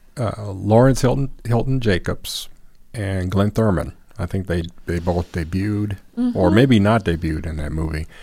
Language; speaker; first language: English; native; English